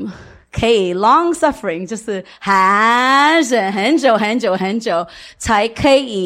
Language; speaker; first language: Chinese; early bilingual, heritage; English